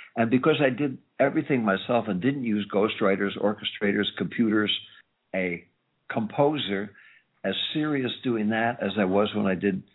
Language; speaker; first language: English; native; English